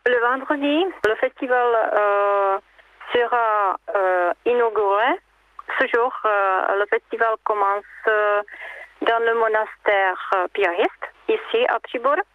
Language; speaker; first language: French; non-native, fluent; Czech